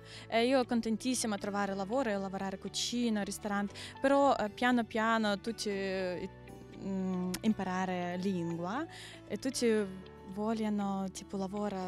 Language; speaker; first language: Italian; non-native, learner; Ukrainian